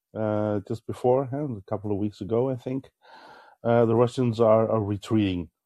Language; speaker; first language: English; non-native, fluent; Dutch